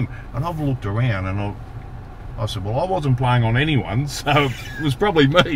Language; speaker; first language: English; native; English